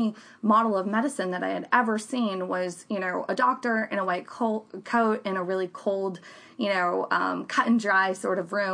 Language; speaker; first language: English; native; English